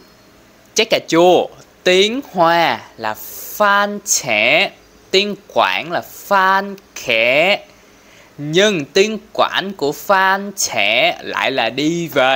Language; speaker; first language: Vietnamese; non-native, local second language; Cantonese